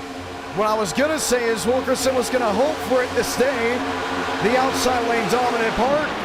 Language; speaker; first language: English; native; English